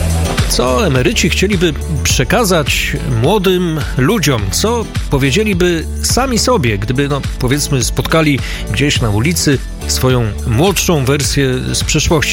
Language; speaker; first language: Polish; native; Polish